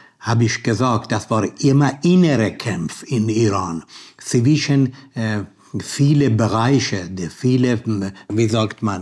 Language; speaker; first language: German; non-native, learner; Persian